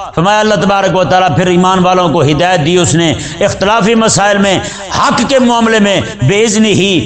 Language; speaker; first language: Urdu; native; Urdu